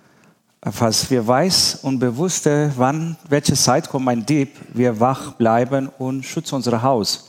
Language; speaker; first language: German; non-native, learner; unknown